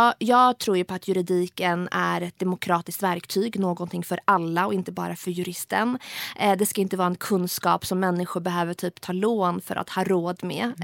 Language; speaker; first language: Swedish; early bilingual, other home language; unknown